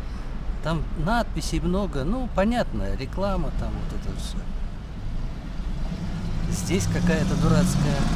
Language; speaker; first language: Russian; native; Russian